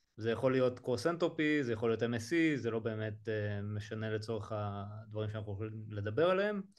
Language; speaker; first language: Hebrew; native; Hebrew